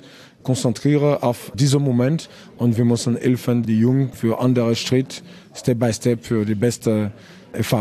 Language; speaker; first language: German; non-native, learner; French